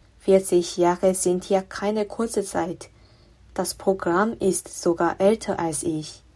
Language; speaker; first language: German; non-native, fluent; Korean